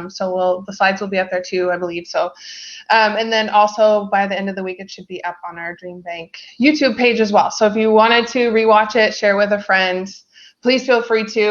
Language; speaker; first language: English; native; English